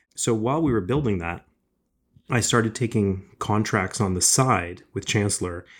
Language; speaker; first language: English; native; English